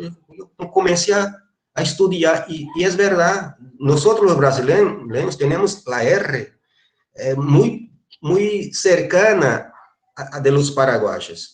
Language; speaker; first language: Spanish; non-native, fluent; Portuguese